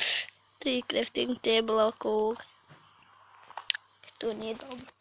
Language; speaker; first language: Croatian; early bilingual, heritage; Bosnian